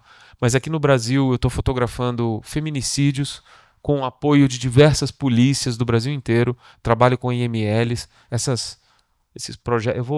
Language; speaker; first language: Portuguese; native; Portuguese